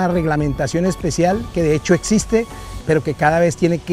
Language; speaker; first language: Spanish; native; Spanish